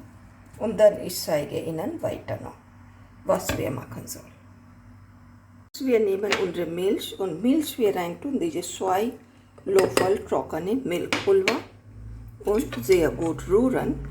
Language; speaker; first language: German; non-native, learner; Hindi